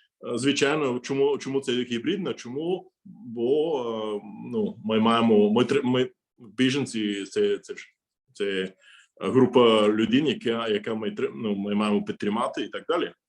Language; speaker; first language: Ukrainian; non-native, fluent; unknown